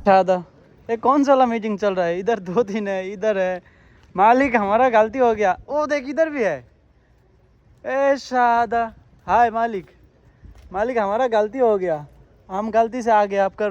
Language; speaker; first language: Hindi; non-native, learner; Bangla